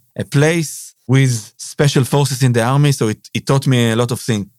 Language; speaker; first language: English; non-native, fluent; Hebrew